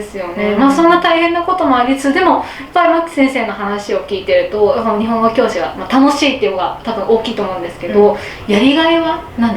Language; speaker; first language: Japanese; native; Japanese